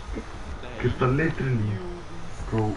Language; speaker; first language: Icelandic; early bilingual, heritage; Icelandic